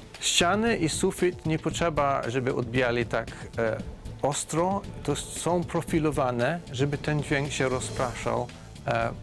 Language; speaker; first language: Polish; non-native, fluent; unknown